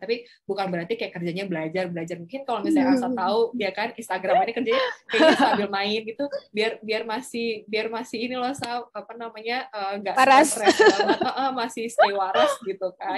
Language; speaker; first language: Indonesian; native; Indonesian